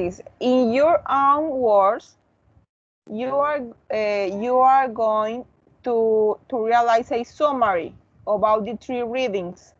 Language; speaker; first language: English; non-native, learner; Spanish